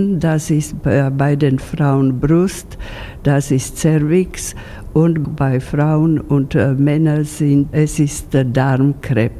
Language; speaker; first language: German; non-native, fluent; Slovak